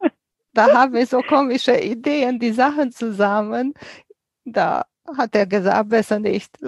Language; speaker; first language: German; non-native, fluent; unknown